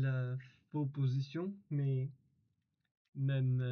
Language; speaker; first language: French; non-native, learner; English